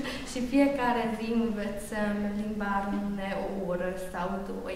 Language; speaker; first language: Romanian; non-native, local second language; Hungarian